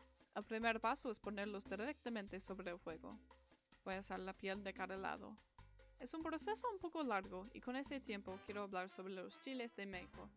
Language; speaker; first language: Spanish; non-native, learner; English